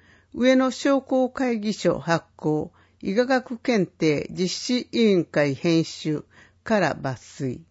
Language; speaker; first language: Japanese; native; Japanese